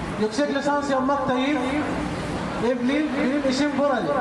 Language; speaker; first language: Turkish; non-native, learner; Arabic